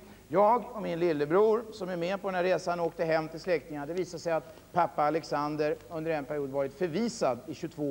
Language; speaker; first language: Swedish; native; Swedish